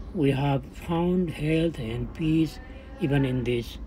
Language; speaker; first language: English; non-native, local second language; Nepali